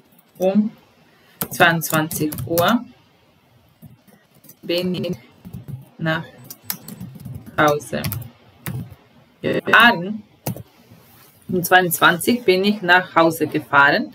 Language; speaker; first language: German; non-native, fluent; Serbian